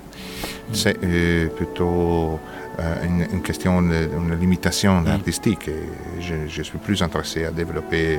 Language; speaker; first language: French; non-native, fluent; Italian